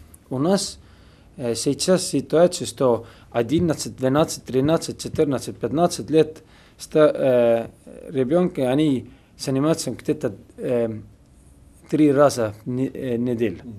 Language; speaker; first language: Russian; non-native, learner; Estonian